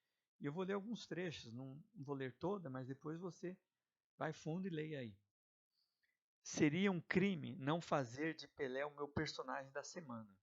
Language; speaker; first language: Portuguese; native; Portuguese